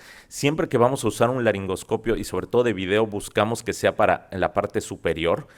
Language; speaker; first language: Spanish; native; Spanish